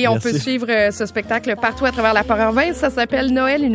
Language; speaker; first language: French; native; French